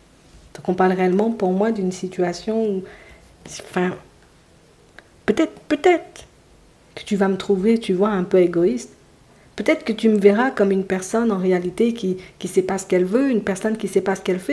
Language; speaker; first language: French; native; French